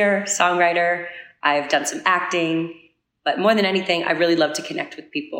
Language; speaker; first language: English; native; English